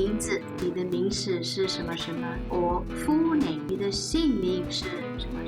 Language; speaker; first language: Chinese; non-native, learner; English